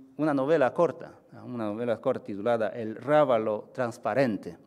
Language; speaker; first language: Spanish; non-native, fluent; Chinese